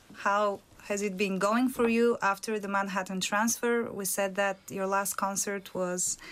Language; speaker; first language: English; non-native, fluent; Bulgarian